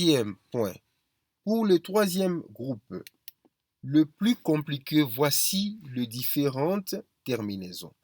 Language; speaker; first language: French; non-native, fluent; Spanish